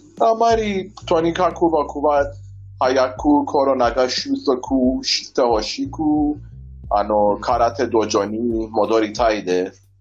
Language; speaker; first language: Japanese; non-native, learner; Persian